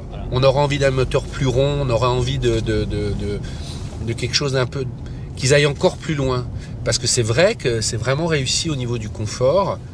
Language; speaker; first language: French; native; French